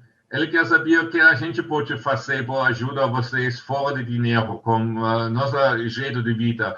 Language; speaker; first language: Portuguese; non-native, learner; German